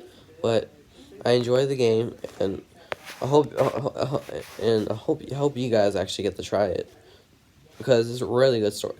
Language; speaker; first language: English; native; English